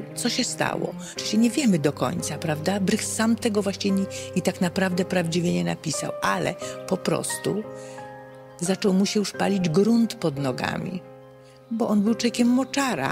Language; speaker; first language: Polish; native; Polish